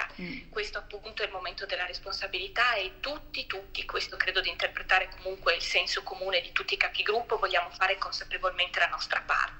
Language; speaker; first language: Italian; native; Italian